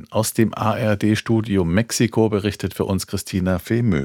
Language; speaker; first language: German; native; German